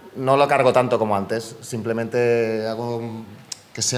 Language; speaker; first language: Spanish; native; Spanish